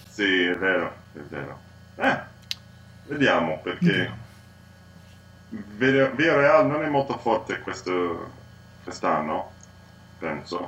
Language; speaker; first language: Italian; non-native, learner; English